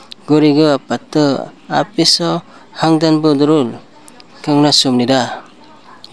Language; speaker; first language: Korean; non-native, learner; Filipino